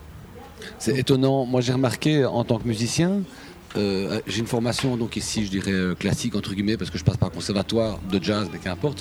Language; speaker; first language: French; native; French